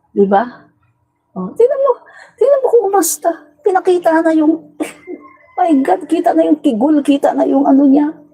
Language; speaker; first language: Filipino; non-native, local second language; Cebuano